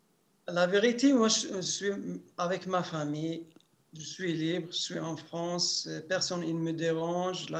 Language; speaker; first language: French; non-native, local second language; Arabic